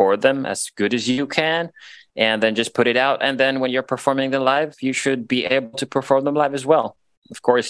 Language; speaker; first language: English; non-native, fluent; Swedish